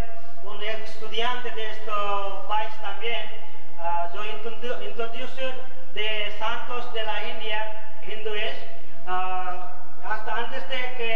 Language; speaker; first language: Spanish; non-native, learner; Gujarati